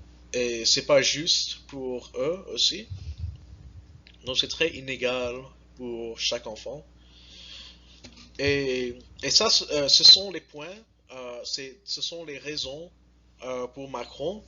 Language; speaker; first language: French; non-native, learner; English